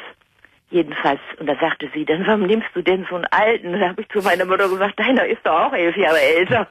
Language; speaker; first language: German; native; German